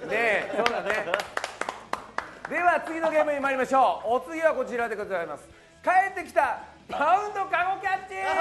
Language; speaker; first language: Japanese; native; Japanese